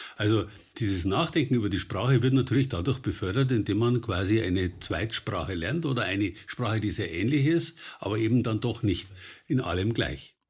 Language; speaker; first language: German; native; German